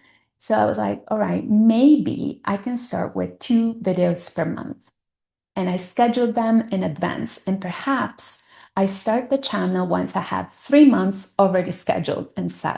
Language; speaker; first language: English; non-native, fluent; Italian